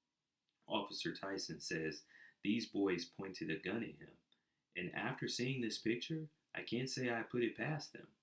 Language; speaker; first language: English; native; English